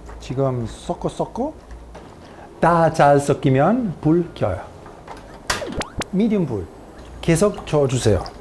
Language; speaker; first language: Korean; non-native, learner; Italian